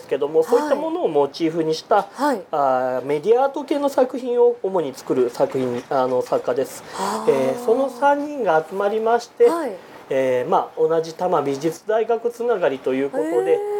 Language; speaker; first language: Japanese; native; Japanese